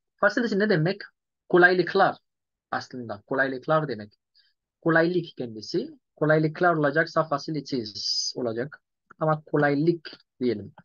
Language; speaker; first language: Turkish; non-native, fluent; Yoruba